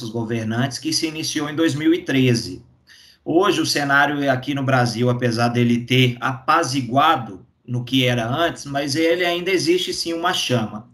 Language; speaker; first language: Portuguese; native; Portuguese